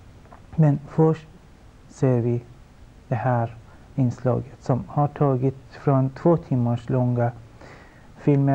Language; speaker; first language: Swedish; non-native, fluent; Persian